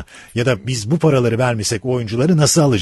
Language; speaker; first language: Turkish; native; Turkish